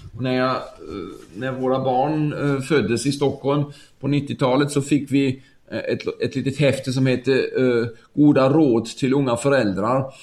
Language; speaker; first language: Swedish; non-native, fluent; German